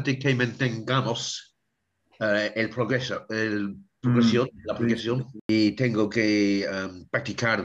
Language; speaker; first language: Spanish; non-native, learner; English